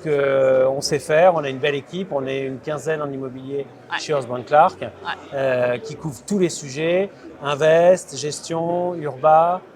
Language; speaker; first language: French; native; French